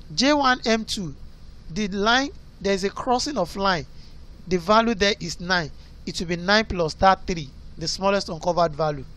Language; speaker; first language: English; non-native, local second language; Yoruba